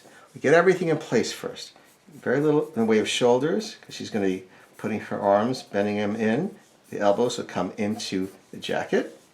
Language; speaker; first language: English; native; English